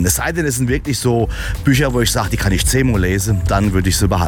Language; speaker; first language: German; native; German